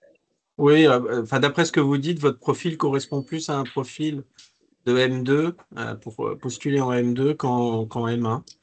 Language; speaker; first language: French; native; French